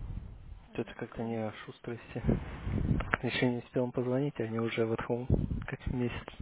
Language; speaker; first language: Russian; native; Russian